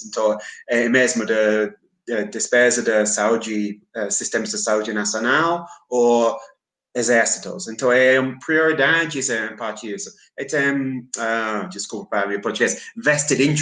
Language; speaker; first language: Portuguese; non-native, fluent; English